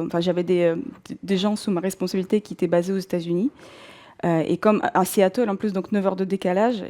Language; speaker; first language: French; non-native, fluent; Russian